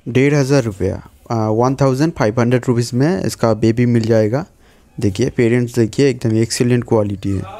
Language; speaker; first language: Hindi; non-native, local second language; Bangla